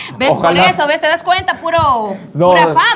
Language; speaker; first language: Spanish; native; Spanish